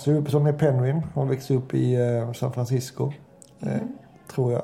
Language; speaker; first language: Swedish; native; Swedish